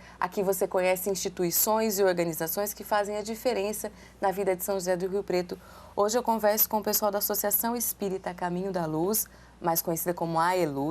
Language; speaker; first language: Portuguese; native; Portuguese